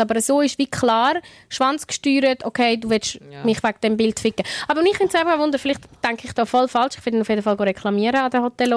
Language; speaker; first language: German; native; German